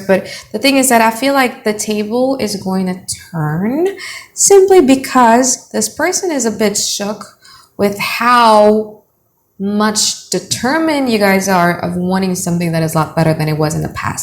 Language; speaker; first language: English; non-native, fluent; Indonesian